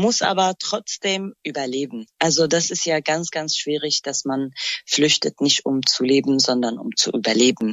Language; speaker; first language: German; non-native, fluent; Kurdish